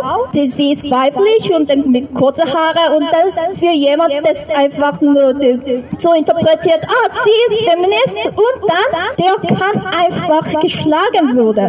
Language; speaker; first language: German; non-native, learner; Korean